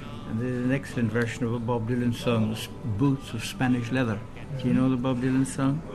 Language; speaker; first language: English; native; English